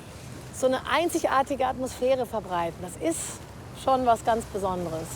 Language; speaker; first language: German; native; German